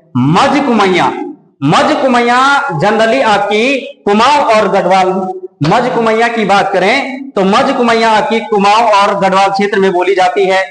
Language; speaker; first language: Hindi; native; Hindi